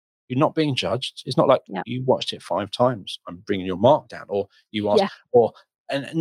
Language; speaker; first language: English; native; English